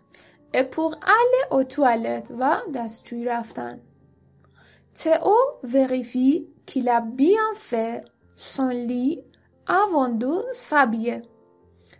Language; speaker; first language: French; non-native, fluent; Persian